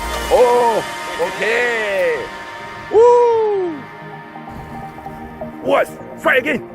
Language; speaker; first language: English; non-native, learner; Thai